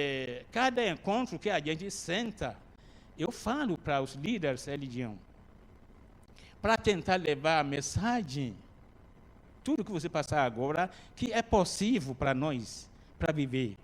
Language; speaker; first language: Portuguese; non-native, learner; Arabic